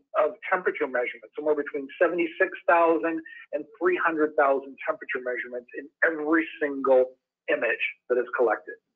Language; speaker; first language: English; native; English